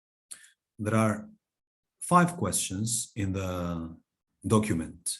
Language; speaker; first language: English; non-native, fluent; Spanish